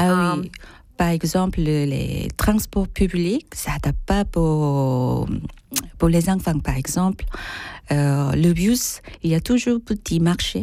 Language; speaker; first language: French; non-native, fluent; Korean